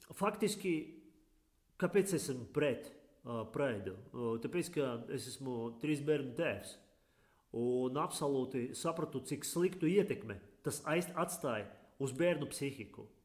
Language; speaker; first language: Latvian; non-native, local second language; Russian